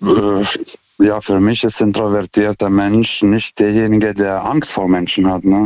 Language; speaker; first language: German; non-native, fluent; Lithuanian